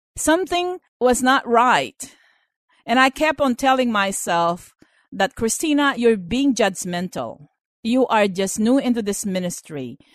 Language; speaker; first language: English; non-native, local second language; Filipino